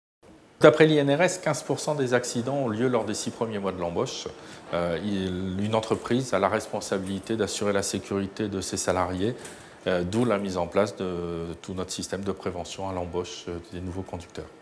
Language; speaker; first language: French; native; French